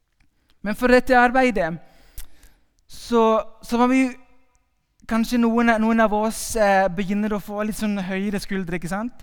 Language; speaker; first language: Norwegian; non-native, fluent; Spanish